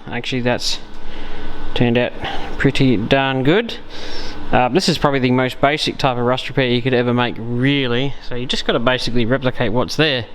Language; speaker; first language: English; native; English